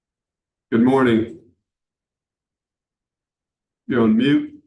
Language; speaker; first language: English; native; English